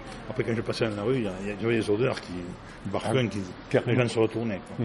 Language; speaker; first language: French; native; French